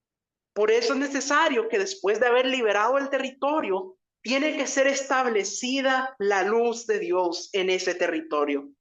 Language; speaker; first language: Spanish; native; Spanish